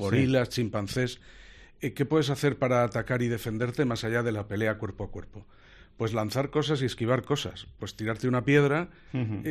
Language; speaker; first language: Spanish; native; Spanish